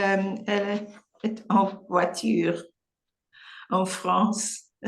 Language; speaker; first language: French; non-native, learner; English